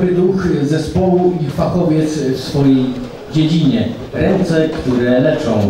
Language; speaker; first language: Polish; native; Polish